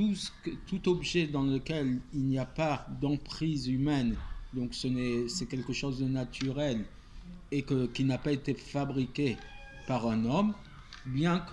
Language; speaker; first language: French; native; French